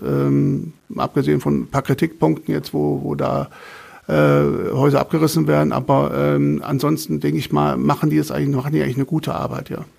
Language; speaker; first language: German; native; German